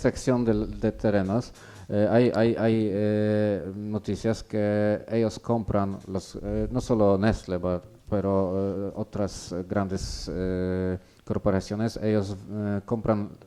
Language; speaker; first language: Spanish; non-native, learner; Polish